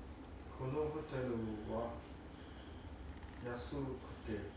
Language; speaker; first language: Japanese; non-native, learner; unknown